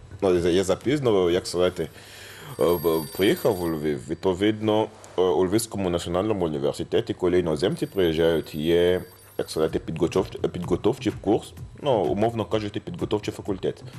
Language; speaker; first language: Ukrainian; non-native, fluent; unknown